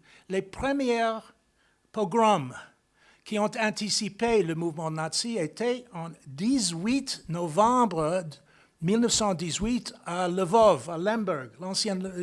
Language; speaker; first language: French; non-native, fluent; English